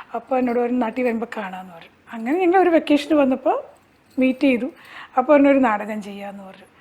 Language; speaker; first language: Malayalam; early bilingual, heritage; Malayalam